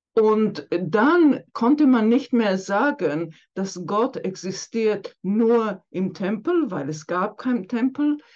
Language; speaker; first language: German; non-native, fluent; Hebrew